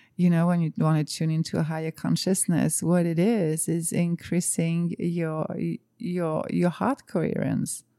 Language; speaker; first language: English; non-native, fluent; French